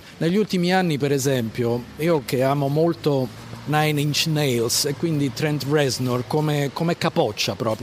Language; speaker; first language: Italian; native; Italian